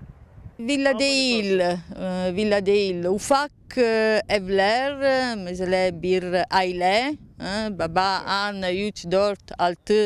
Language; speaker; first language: Turkish; non-native, learner; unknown